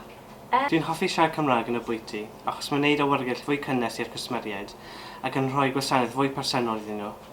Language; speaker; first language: Welsh; non-native, local second language; English